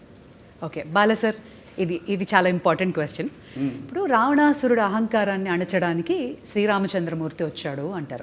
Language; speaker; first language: Telugu; native; Telugu